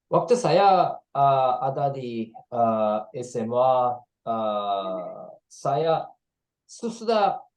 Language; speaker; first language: Indonesian; non-native, learner; Japanese